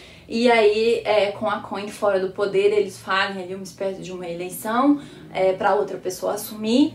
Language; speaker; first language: Portuguese; native; Portuguese